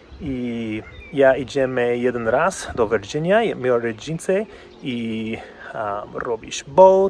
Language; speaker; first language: Polish; non-native, learner; English